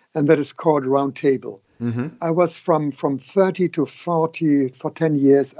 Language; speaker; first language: English; non-native, fluent; German